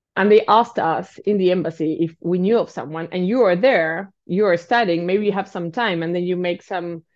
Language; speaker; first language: English; non-native, fluent; Spanish